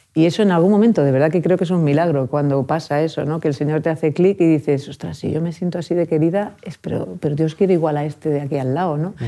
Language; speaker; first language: Spanish; native; Spanish